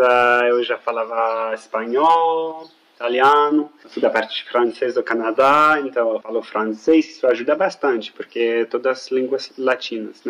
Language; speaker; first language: Portuguese; non-native, fluent; French